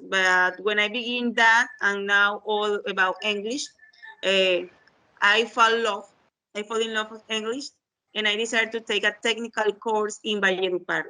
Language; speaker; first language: English; non-native, learner; Spanish